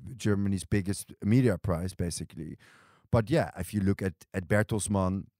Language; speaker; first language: English; non-native, fluent; Dutch